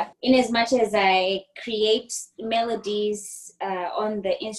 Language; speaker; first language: English; non-native, local second language; Shona